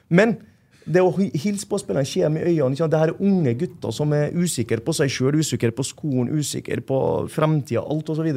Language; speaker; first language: Norwegian; non-native, fluent; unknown